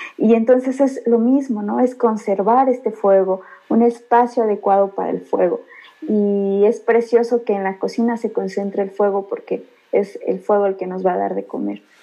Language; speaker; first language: Spanish; native; Spanish